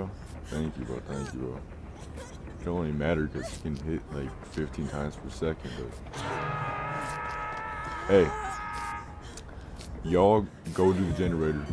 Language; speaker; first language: English; native; English